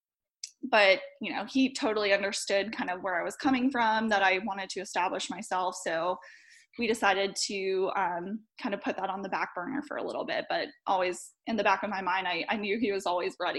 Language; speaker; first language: English; native; English